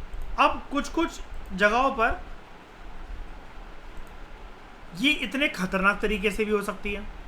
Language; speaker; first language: Hindi; native; Hindi